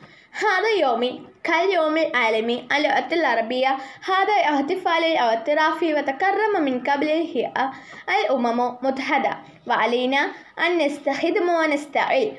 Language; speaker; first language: Arabic; non-native, learner; Malayalam